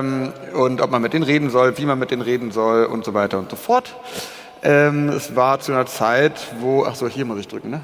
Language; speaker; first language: German; native; German